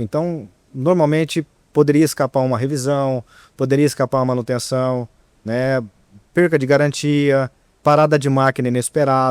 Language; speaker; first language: Portuguese; native; Portuguese